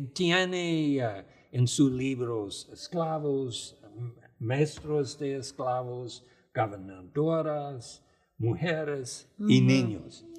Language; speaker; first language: Spanish; non-native, fluent; English